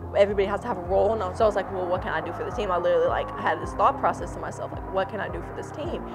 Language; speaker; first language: English; native; English